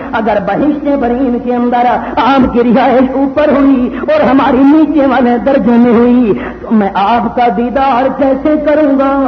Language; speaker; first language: Urdu; non-native, local second language; Punjabi